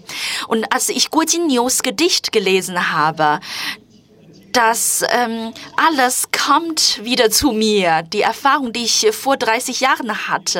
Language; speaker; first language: German; non-native, fluent; Chinese